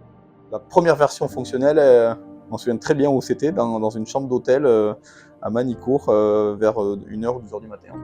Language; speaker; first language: French; native; French